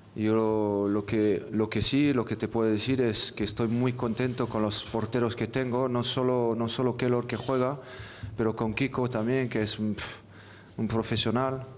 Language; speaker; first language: Spanish; non-native, fluent; French